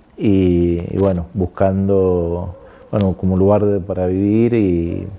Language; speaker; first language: Spanish; native; Spanish